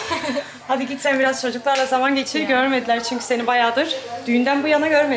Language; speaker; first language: Turkish; native; Turkish